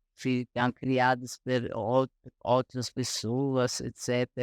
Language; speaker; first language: Portuguese; non-native, fluent; Italian